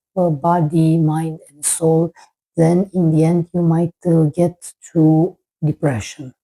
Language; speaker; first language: English; non-native, fluent; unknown